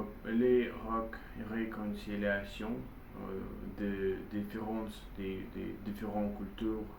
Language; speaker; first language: French; non-native, learner; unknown